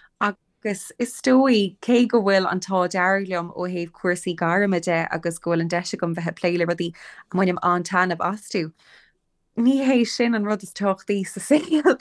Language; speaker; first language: Irish; non-native, local second language; English